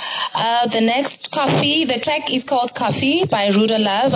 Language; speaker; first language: English; non-native, local second language; Zulu